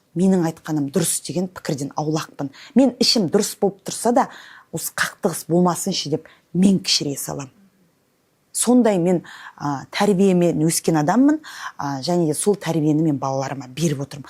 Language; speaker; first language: Kazakh; native; Kazakh